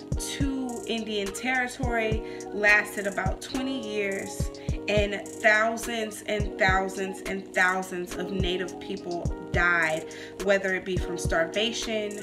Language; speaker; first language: English; native; English